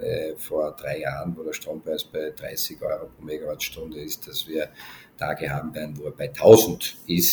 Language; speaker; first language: German; native; German